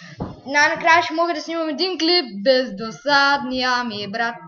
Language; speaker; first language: Bulgarian; native; Bulgarian